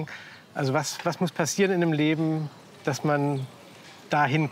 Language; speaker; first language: German; native; German